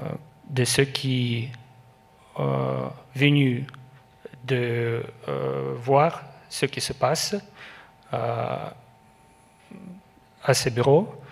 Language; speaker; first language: French; non-native, learner; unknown